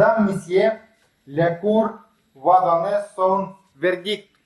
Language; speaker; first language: French; non-native, learner; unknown